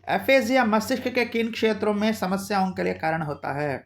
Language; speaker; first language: Hindi; non-native, local second language; Telugu